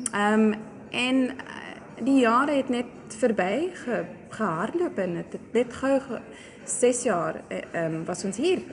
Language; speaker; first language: Afrikaans; non-native, local second language; English